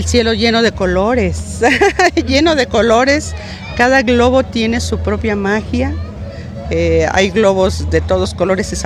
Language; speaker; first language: Spanish; native; Spanish